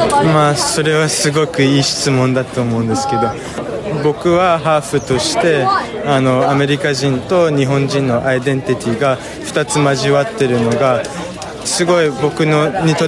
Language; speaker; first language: Japanese; early bilingual, heritage; Japanese